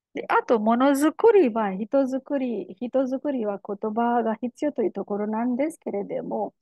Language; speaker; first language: Japanese; non-native, fluent; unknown